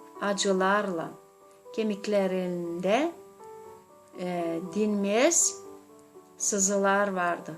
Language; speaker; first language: Turkish; non-native, learner; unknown